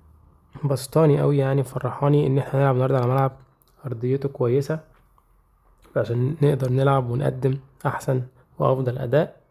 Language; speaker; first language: Arabic; native; Arabic